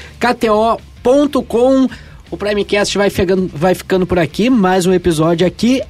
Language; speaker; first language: Portuguese; native; Portuguese